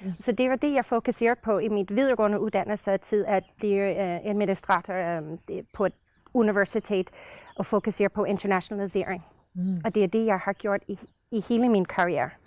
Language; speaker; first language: Danish; non-native, fluent; English